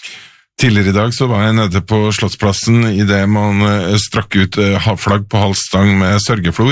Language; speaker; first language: Norwegian; native; Norwegian